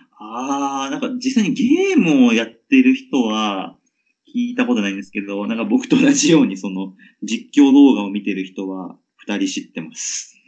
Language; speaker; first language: Japanese; native; Japanese